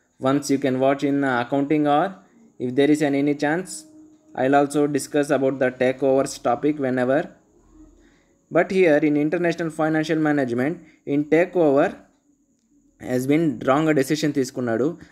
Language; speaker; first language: English; non-native, local second language; Telugu